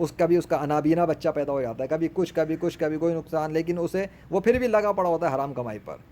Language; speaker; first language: Urdu; native; Urdu